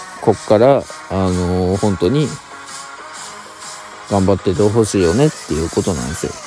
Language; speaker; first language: Japanese; native; Japanese